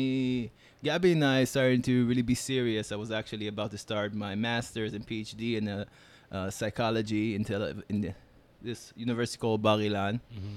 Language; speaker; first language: English; non-native, fluent; Hebrew